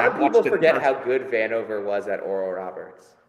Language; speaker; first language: English; native; English